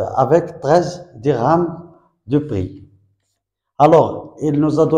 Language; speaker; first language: French; non-native, local second language; Arabic